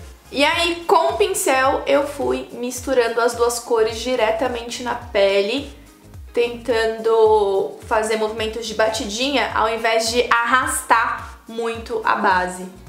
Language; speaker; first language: Portuguese; native; Portuguese